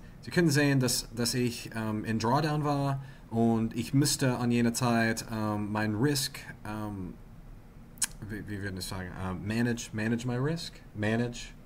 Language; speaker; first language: German; non-native, learner; English